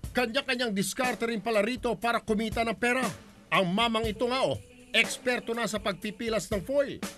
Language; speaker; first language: Filipino; native; Filipino